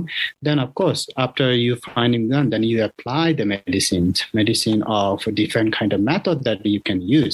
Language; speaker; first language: English; non-native, local second language; Bangla